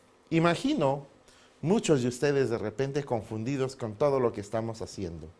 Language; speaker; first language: Spanish; native; Spanish